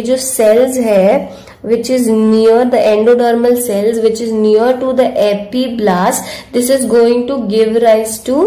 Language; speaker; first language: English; non-native, local second language; Hindi